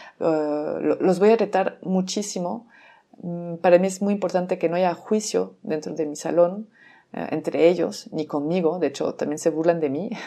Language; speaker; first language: Spanish; non-native, fluent; French